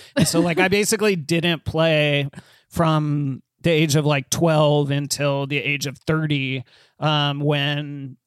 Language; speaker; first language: English; native; English